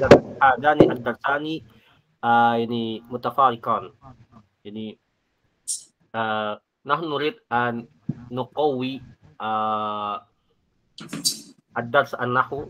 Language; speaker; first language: Arabic; non-native, learner; Indonesian